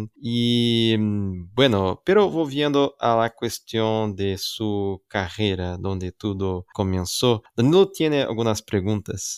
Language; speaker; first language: Spanish; non-native, learner; Portuguese